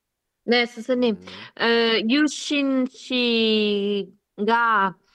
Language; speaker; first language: Korean; non-native, learner; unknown